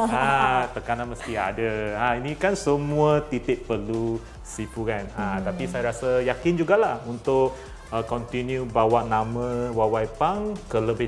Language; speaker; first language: Malay; native; Malay